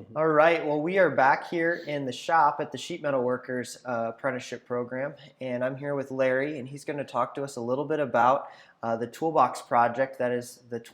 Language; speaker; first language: English; native; English